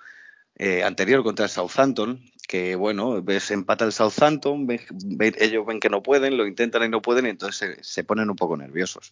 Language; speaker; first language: Spanish; native; Spanish